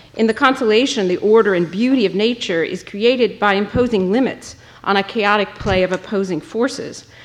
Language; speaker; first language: English; native; English